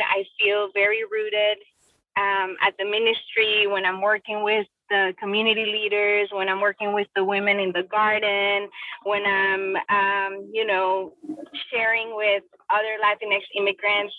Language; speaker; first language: English; non-native, fluent; Spanish